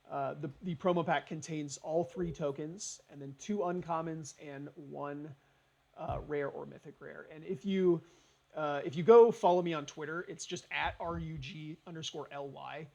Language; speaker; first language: English; native; English